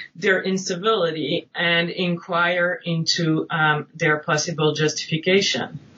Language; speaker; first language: English; non-native, fluent; French